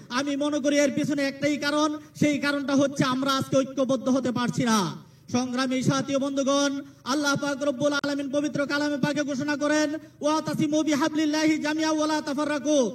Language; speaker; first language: Bangla; native; Bangla